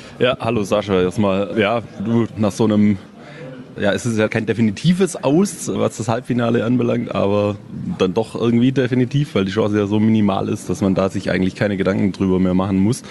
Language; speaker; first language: German; native; German